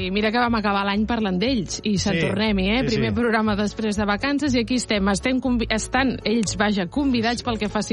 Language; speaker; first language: Catalan; native; Catalan